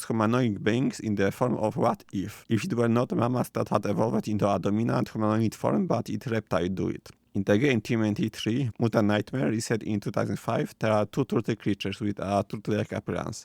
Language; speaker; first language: English; non-native, fluent; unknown